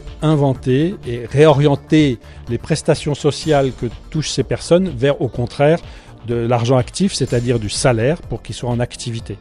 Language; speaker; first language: French; native; French